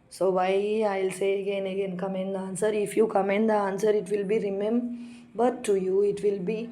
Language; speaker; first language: English; non-native, local second language; Telugu